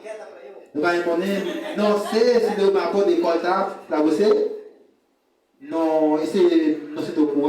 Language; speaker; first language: French; non-native, learner; Haitian Creole